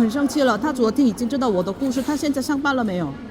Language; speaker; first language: Chinese; non-native, fluent; Korean